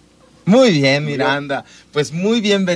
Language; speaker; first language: Spanish; native; Spanish